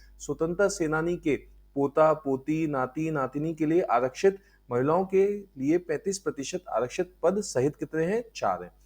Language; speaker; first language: Hindi; native; Hindi